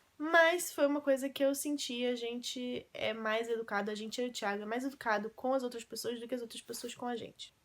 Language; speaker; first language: Portuguese; native; Portuguese